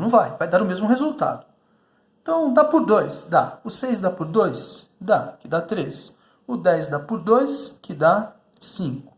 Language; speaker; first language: Portuguese; native; Portuguese